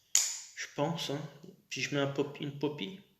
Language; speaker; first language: French; native; French